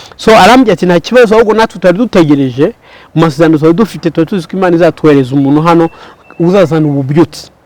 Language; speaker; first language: Kinyarwanda; early bilingual, heritage; Kinyarwanda